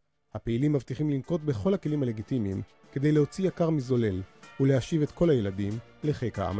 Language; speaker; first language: Hebrew; native; Hebrew